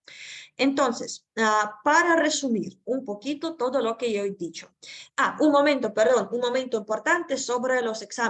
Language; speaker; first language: Spanish; non-native, fluent; Russian